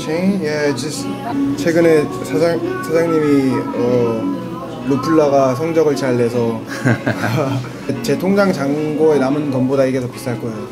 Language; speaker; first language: Korean; early bilingual, heritage; Korean